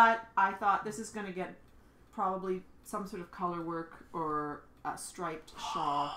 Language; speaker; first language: English; native; English